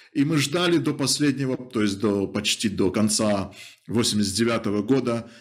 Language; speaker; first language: Russian; native; Russian